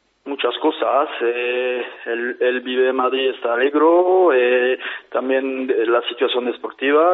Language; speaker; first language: Spanish; non-native, fluent; French